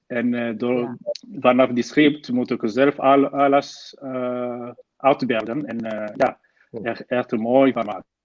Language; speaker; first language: Dutch; non-native, fluent; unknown